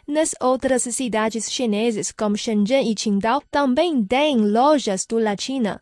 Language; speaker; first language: Portuguese; non-native, fluent; Chinese